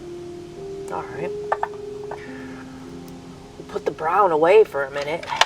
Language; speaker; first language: English; native; English